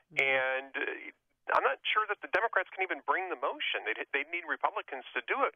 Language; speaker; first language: English; native; English